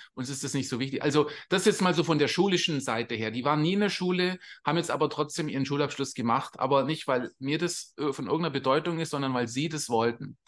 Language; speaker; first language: German; native; German